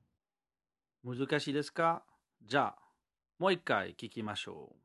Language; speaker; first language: Japanese; non-native, learner; French